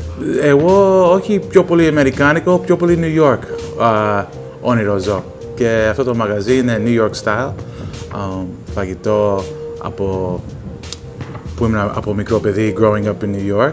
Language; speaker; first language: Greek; early bilingual, heritage; Greek